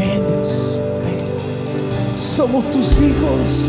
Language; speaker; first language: Spanish; native; Spanish